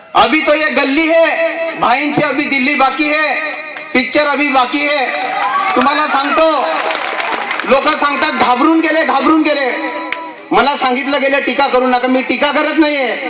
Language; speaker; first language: Marathi; non-native, local second language; Bhili